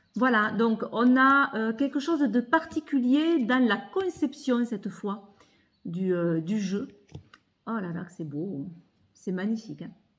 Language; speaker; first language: French; native; French